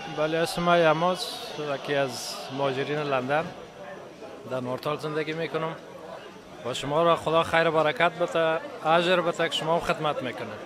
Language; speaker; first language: Persian; native; Persian